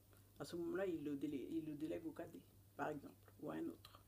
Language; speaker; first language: French; non-native, local second language; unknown